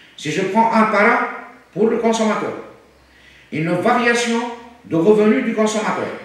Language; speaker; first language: French; non-native, local second language; Arabic